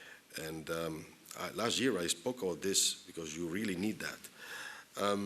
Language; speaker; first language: English; non-native, fluent; Spanish